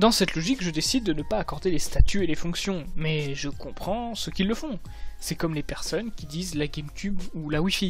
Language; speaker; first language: French; native; French